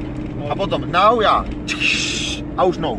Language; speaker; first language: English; non-native, learner; Czech